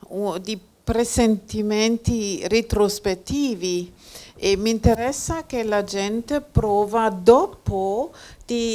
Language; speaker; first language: Italian; non-native, fluent; German